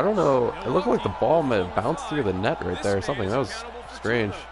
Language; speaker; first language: English; native; English